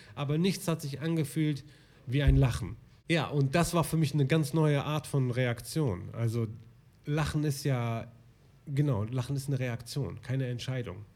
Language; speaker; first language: German; early bilingual, other home language; Arabic